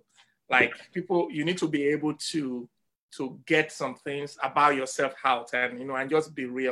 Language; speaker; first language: English; non-native, local second language; Yoruba